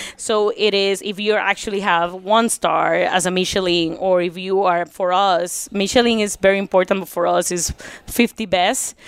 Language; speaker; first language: English; early bilingual, other home language; Spanish